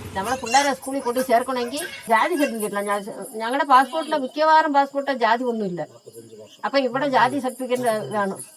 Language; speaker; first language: Malayalam; early bilingual, other home language; Tamil